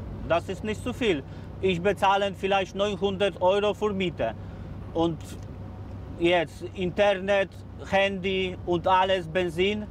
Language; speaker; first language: German; non-native, learner; Polish